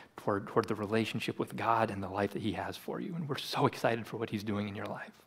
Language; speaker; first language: English; native; English